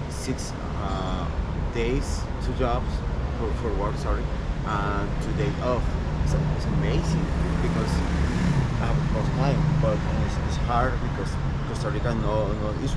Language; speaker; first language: English; non-native, learner; Spanish